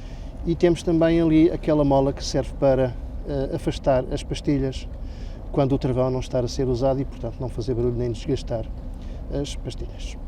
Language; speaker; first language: Portuguese; native; Portuguese